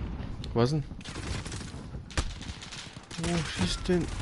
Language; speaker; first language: German; native; German